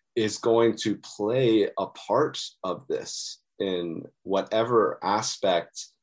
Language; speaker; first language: English; native; English